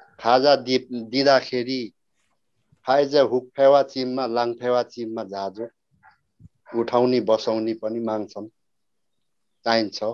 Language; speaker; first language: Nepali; non-native, local second language; Limbu